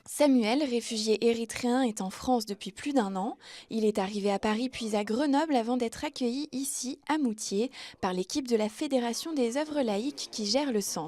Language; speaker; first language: French; native; French